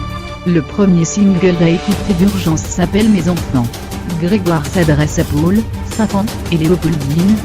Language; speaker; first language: French; native; French